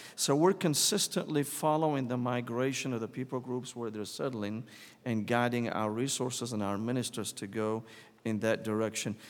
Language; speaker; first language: English; non-native, fluent; Arabic